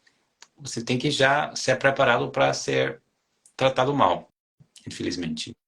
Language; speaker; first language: Portuguese; non-native, fluent; German